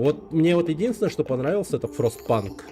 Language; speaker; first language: Russian; native; Russian